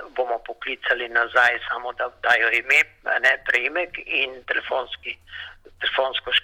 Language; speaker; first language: Slovenian; native; Slovenian